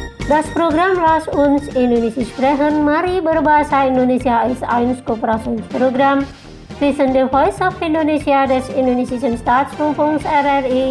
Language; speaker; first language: German; non-native, fluent; Indonesian